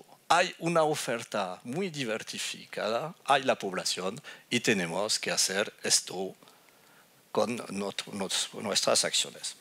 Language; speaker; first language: Spanish; non-native, fluent; French